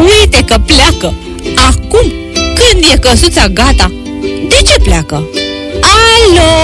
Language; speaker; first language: Romanian; native; Romanian